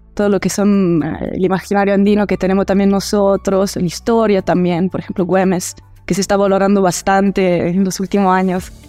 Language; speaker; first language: Spanish; early bilingual, heritage; Italian